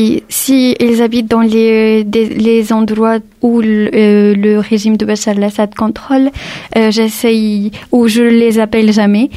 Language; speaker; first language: French; early bilingual, other home language; Arabic